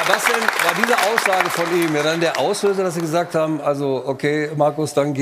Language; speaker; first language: German; native; German